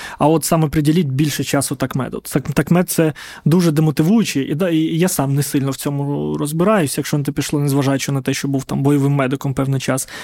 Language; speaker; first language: Ukrainian; non-native, local second language; Russian